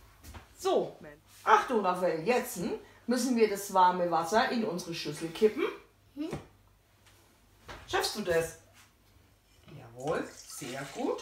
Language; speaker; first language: German; native; German